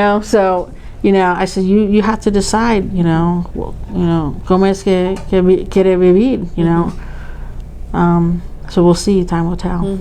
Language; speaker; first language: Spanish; early bilingual, heritage; Spanish